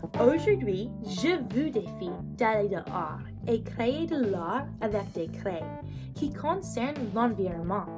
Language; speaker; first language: French; non-native, learner; English